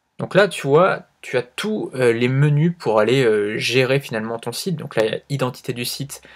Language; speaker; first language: French; native; French